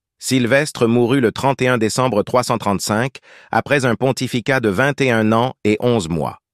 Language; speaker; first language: French; native; French